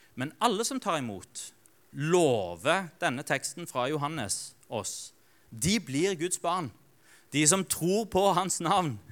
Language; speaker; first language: Norwegian; native; Norwegian